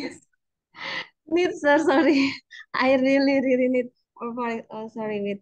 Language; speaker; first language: English; non-native, learner; Indonesian